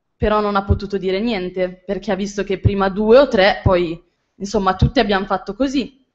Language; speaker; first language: Italian; native; Italian